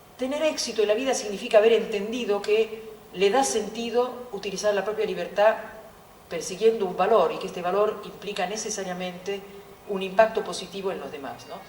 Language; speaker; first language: Spanish; non-native, fluent; Italian